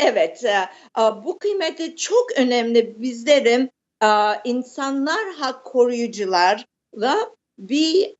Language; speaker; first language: Turkish; early bilingual, heritage; Turkish